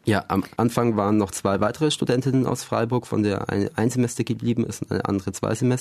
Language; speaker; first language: German; native; German